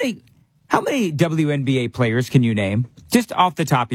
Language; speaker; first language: English; native; English